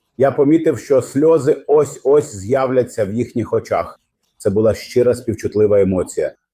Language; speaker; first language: Ukrainian; non-native, fluent; Arabic